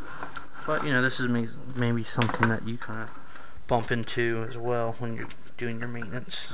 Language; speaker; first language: English; native; English